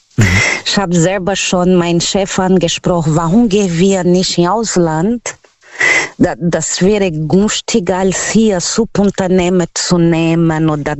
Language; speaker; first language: German; non-native, learner; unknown